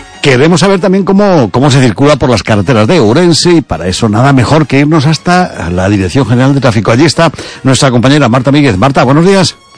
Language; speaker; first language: Spanish; native; Spanish